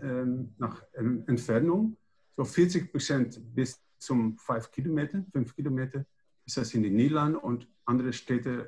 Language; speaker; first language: German; non-native, learner; Dutch